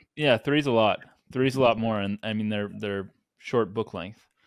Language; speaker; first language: English; native; English